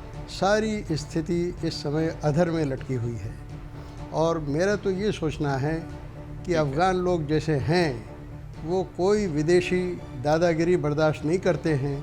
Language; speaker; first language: Hindi; native; Hindi